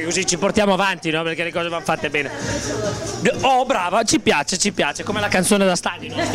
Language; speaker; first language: Italian; native; Italian